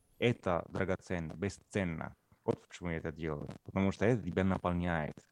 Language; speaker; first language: Russian; non-native, fluent; Italian